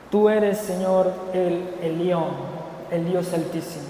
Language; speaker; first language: Spanish; native; Spanish